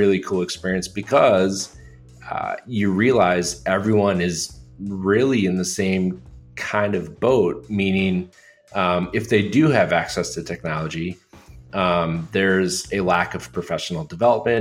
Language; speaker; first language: English; native; English